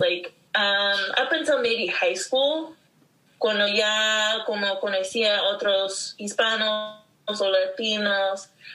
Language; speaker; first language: Spanish; early bilingual, heritage; Spanish